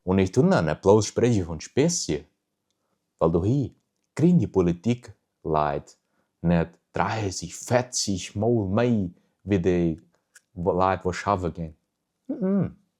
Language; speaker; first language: German; early bilingual, heritage; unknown